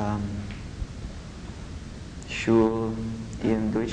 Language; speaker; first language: German; non-native, learner; English